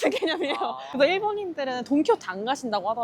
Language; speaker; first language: Korean; native; Korean